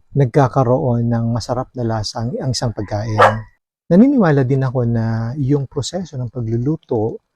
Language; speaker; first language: Filipino; non-native, local second language; Bikol